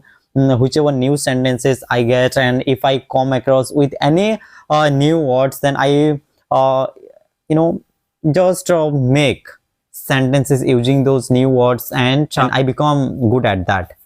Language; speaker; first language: English; non-native, local second language; Odia